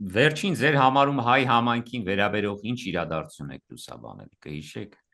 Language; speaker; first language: Armenian; native; Armenian